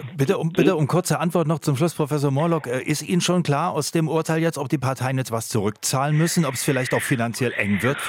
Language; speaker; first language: German; native; German